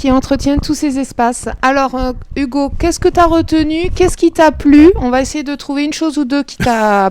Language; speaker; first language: French; native; French